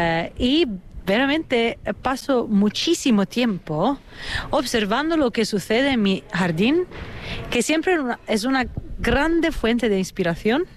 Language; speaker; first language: Spanish; non-native, fluent; Italian